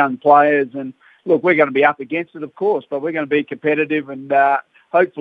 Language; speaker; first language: English; native; English